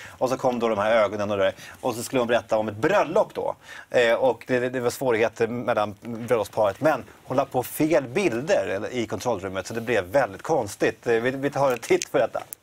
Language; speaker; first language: Swedish; native; Swedish